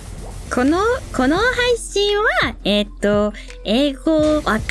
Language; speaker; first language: Japanese; non-native, learner; English